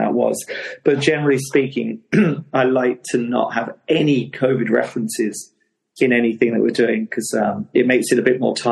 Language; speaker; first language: English; native; English